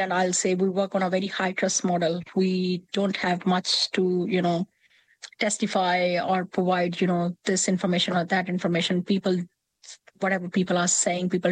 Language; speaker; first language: English; non-native, local second language; Punjabi